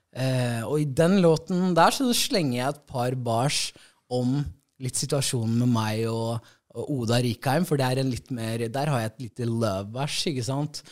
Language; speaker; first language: Norwegian; native; Norwegian